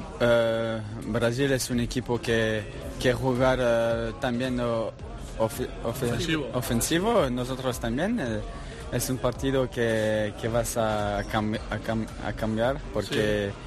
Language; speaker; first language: Spanish; non-native, learner; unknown